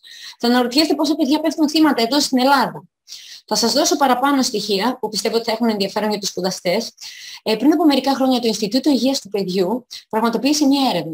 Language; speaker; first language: Greek; native; Greek